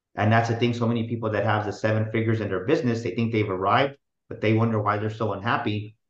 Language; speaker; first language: English; native; English